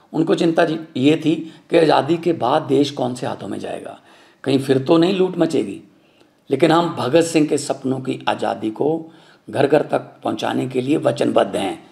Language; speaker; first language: Hindi; non-native, local second language; Punjabi